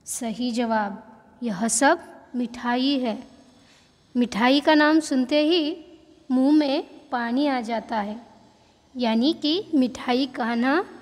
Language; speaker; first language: Hindi; non-native, local second language; Marathi